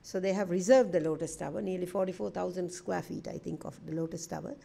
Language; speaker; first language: English; non-native, local second language; Sinhala